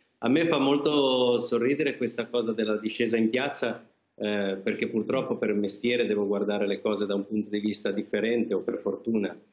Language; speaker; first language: Italian; native; Italian